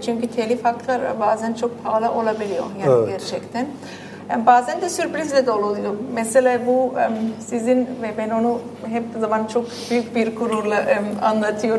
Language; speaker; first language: Turkish; non-native, fluent; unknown